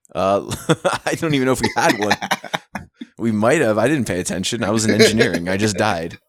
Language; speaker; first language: English; native; English